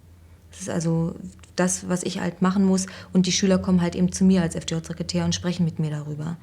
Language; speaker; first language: German; native; German